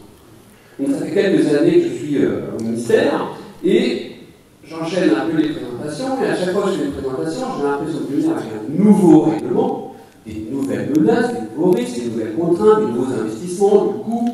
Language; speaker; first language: French; native; French